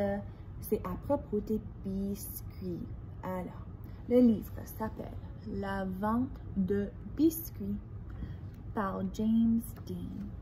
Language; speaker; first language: French; non-native, fluent; English